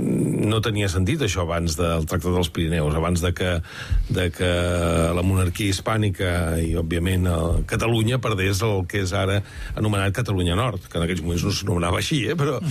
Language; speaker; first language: Catalan; native; Catalan